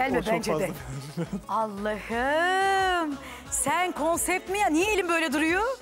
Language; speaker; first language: Turkish; native; Turkish